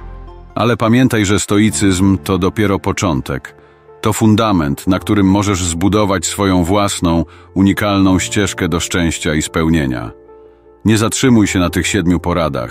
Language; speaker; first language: Polish; native; Polish